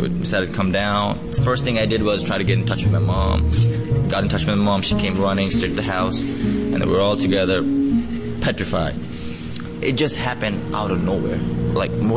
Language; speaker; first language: English; non-native, local second language; Nepali